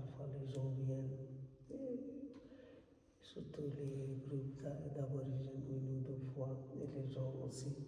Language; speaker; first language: French; non-native, fluent; Bangla